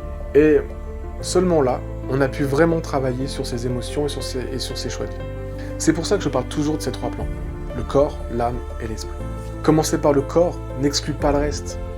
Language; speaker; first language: French; native; French